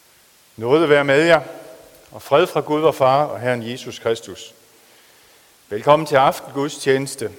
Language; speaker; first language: Danish; native; Danish